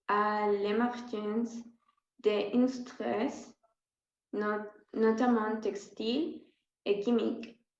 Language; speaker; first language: French; non-native, learner; Spanish